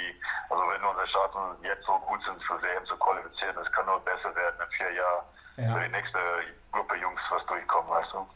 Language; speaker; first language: German; non-native, fluent; Afrikaans